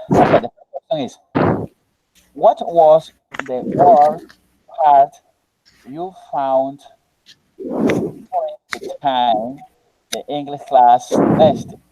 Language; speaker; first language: English; non-native, learner; Spanish